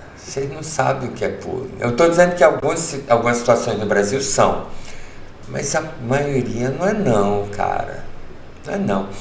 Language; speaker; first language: Portuguese; early bilingual, heritage; Portuguese